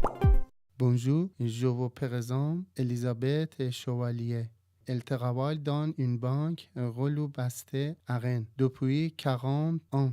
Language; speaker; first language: French; non-native, learner; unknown